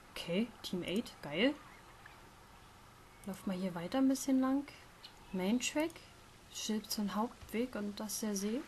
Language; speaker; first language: German; native; German